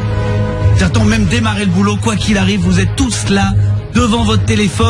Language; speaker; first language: French; native; French